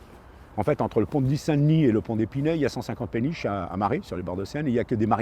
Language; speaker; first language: French; native; French